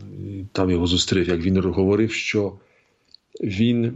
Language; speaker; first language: Polish; non-native, learner; Ukrainian